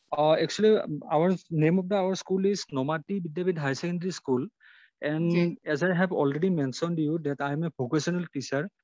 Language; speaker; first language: English; non-native, local second language; Assamese